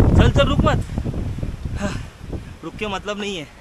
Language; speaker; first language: Hindi; non-native, local second language; Marathi